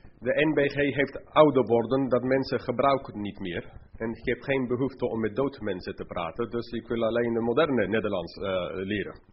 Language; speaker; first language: Dutch; non-native, fluent; English